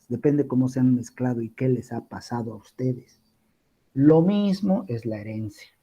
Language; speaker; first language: Spanish; native; Spanish